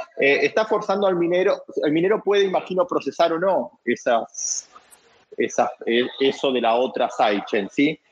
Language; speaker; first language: Spanish; native; Spanish